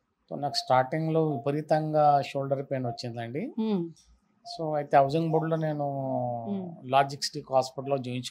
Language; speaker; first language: Telugu; native; Telugu